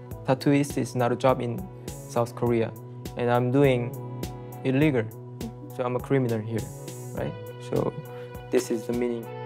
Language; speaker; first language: English; non-native, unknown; Korean